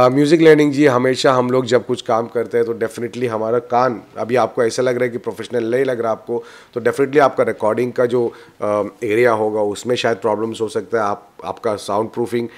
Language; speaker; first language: Hindi; non-native, local second language; Malayalam